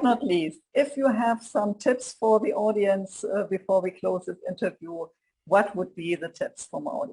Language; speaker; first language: English; non-native, fluent; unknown